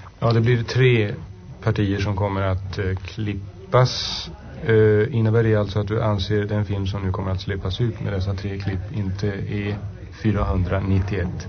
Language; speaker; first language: Swedish; native; Swedish